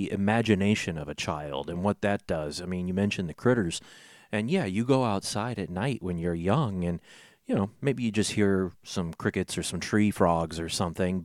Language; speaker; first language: English; native; English